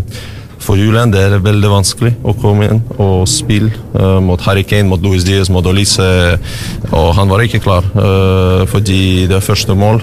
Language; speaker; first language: Norwegian; non-native, learner; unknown